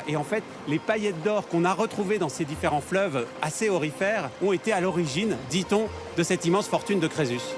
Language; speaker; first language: French; native; French